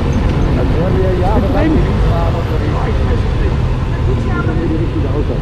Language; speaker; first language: German; native; German